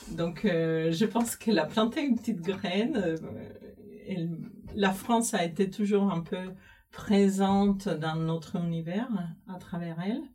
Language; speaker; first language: French; non-native, fluent; Spanish